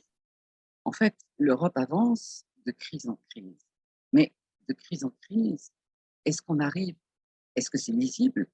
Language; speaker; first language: French; native; French